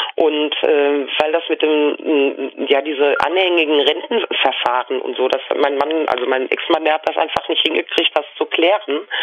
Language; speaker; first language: German; native; German